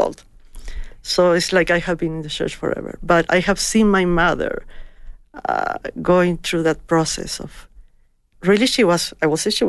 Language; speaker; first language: English; non-native, fluent; Spanish